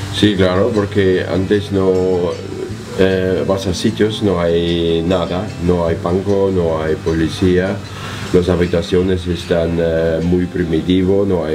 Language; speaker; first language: Spanish; non-native, learner; German